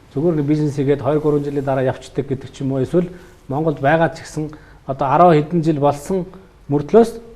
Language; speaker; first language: Mongolian; native; Mongolian